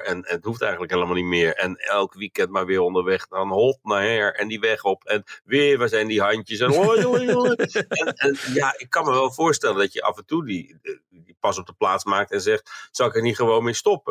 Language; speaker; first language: Dutch; native; Dutch